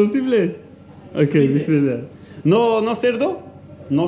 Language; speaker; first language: Spanish; non-native, learner; Arabic